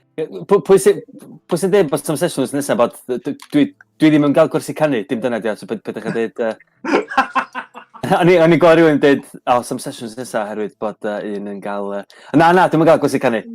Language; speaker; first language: Welsh; native; Welsh